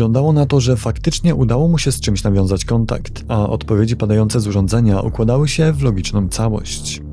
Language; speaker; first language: Polish; native; Polish